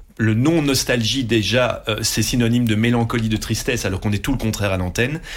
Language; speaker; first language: French; non-native, local second language; Dutch